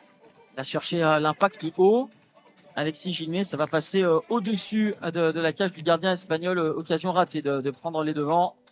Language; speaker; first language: French; native; French